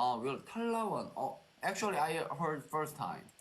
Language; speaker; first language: English; non-native, learner; Korean